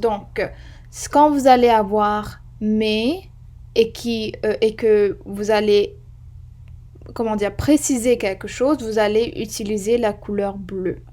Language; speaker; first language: French; non-native, fluent; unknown